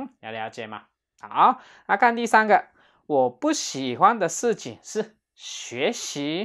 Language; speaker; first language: Chinese; non-native, fluent; Japanese